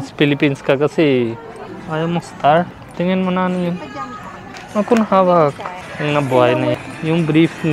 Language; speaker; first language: Filipino; non-native, learner; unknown